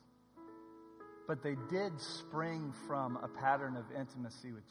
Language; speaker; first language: English; native; English